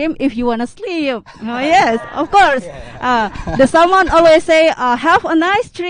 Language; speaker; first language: English; non-native, learner; Indonesian